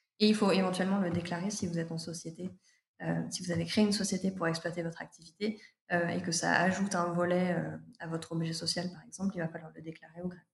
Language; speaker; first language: French; native; French